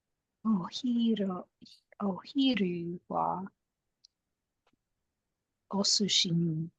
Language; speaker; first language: Japanese; non-native, learner; English